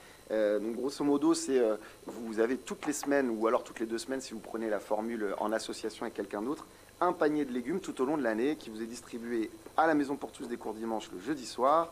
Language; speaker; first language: French; native; French